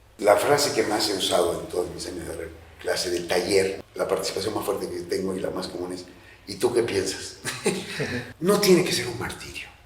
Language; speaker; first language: Spanish; native; Spanish